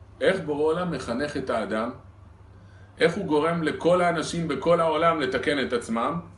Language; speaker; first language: Hebrew; native; Hebrew